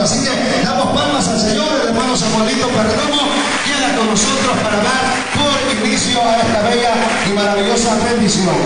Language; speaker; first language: Spanish; native; Spanish